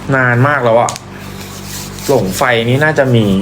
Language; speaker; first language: Thai; native; Thai